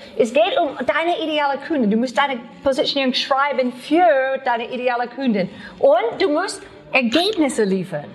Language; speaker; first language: German; non-native, learner; English